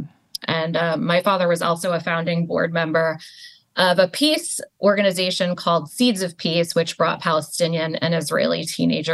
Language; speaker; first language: English; native; English